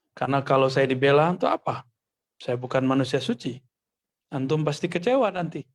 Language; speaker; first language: Indonesian; non-native, local second language; Minangkabau